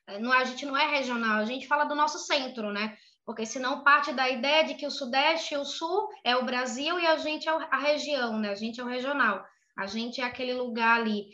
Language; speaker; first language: Portuguese; native; Portuguese